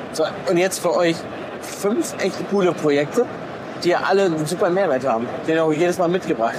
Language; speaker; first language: German; native; German